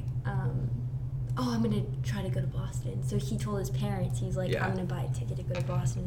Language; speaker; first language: English; native; English